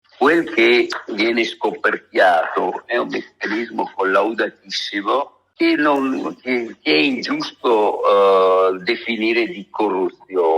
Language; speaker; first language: Italian; native; Italian